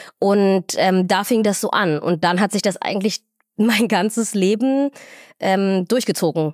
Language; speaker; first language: German; early bilingual, other home language; Somali